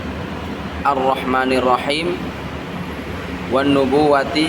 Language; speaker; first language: Arabic; non-native, learner; Indonesian